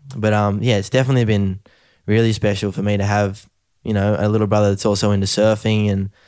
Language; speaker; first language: English; native; English